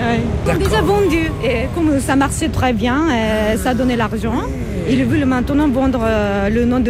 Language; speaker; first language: French; non-native, fluent; Japanese